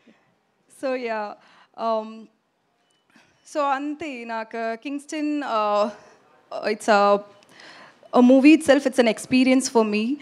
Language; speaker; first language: Telugu; non-native, local second language; Tamil